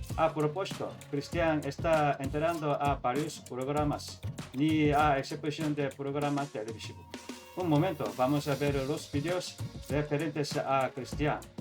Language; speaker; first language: Spanish; non-native, learner; Korean